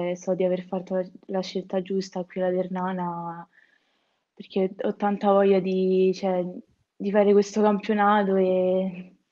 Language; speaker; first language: Italian; native; Italian